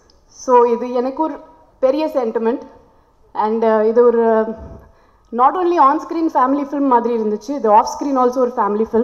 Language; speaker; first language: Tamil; non-native, local second language; Hindi